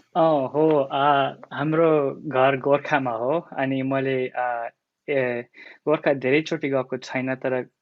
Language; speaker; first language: Nepali; early bilingual, other home language; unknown